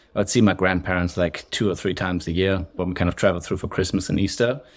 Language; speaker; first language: English; non-native, fluent; German